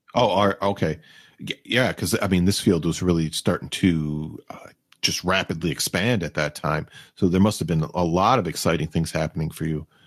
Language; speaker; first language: English; native; English